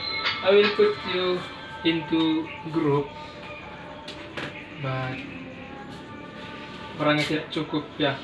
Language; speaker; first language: English; non-native, learner; Indonesian